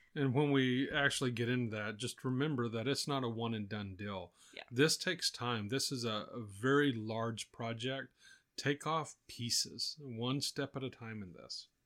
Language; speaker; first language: English; native; English